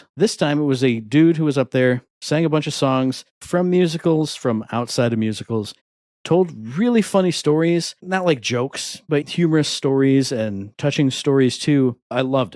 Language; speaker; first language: English; native; English